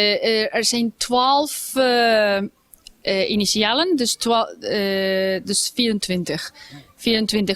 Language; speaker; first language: Dutch; non-native, fluent; Spanish